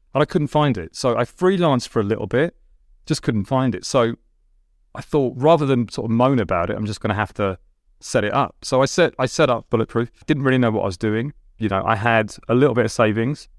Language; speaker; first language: English; early bilingual, other home language; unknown